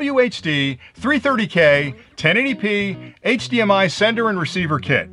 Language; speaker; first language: English; native; English